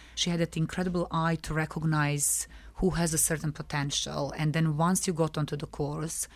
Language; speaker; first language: English; non-native, fluent; Serbian